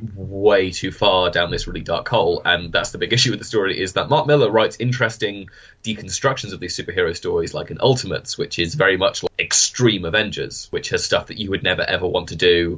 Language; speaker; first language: English; native; English